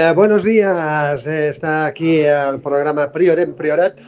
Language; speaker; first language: Spanish; non-native, local second language; Catalan